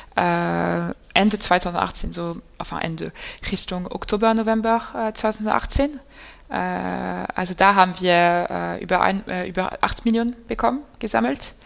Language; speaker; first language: German; non-native, fluent; French